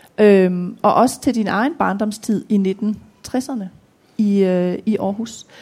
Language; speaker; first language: Danish; native; Danish